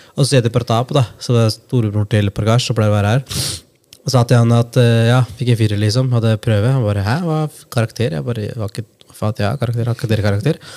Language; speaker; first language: Norwegian; early bilingual, other home language; Punjabi